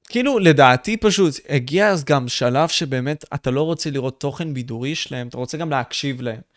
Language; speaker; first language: Hebrew; native; Hebrew